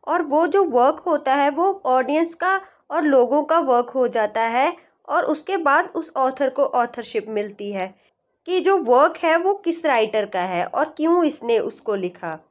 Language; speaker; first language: Hindi; native; Hindi